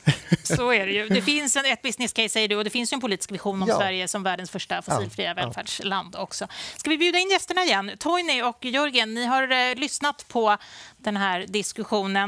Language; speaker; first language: Swedish; native; Swedish